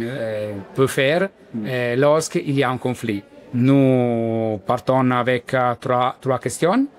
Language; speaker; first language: French; non-native, learner; Italian